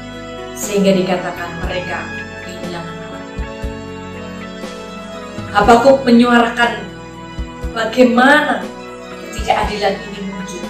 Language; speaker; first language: Indonesian; native; Indonesian